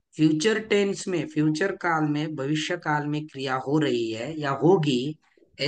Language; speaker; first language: Hindi; non-native, local second language; Marathi